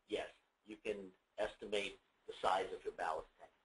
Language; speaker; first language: English; native; English